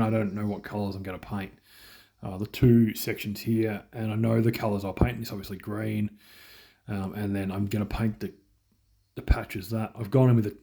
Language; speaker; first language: English; native; English